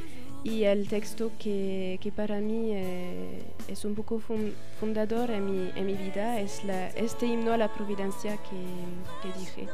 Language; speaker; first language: Spanish; non-native, fluent; French